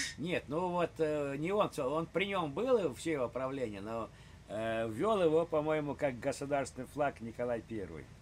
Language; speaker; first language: Russian; native; Russian